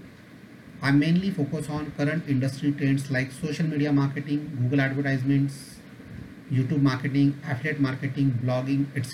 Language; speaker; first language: English; non-native, local second language; Marathi